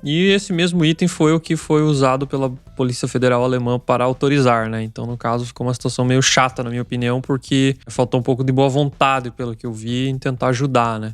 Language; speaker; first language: Portuguese; native; Portuguese